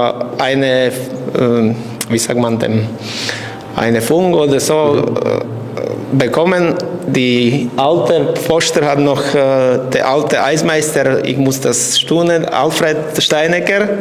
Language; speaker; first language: German; non-native, local second language; French